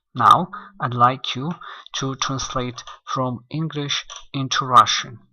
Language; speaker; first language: English; non-native, fluent; Russian